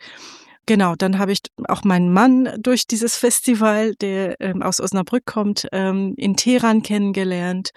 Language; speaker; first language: German; non-native, fluent; Persian